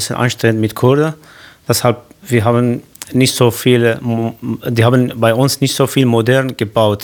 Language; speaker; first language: German; non-native, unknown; Kurdish